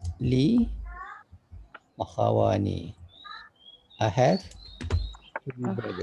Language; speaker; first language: English; non-native, learner; Malay